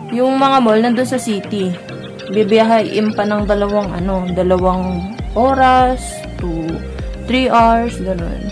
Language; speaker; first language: Filipino; non-native, local second language; Waray